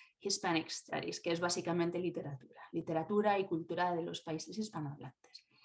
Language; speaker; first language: Spanish; native; Spanish